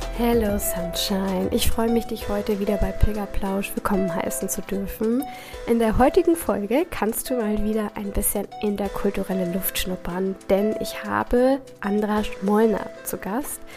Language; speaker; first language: German; native; German